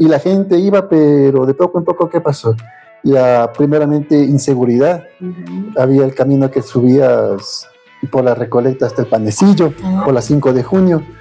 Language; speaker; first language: Spanish; native; Spanish